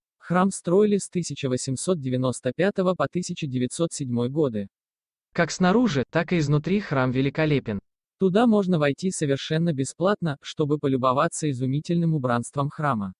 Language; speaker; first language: Russian; native; Russian